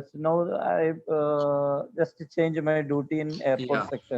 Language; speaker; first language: English; non-native, learner; Malayalam